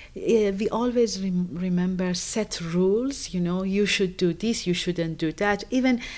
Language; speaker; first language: English; non-native, fluent; Persian